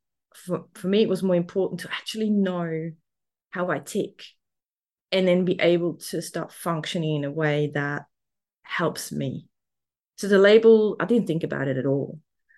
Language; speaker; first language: English; non-native, fluent; German